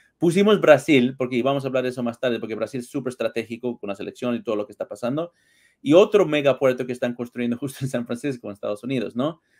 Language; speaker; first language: Spanish; early bilingual, heritage; Spanish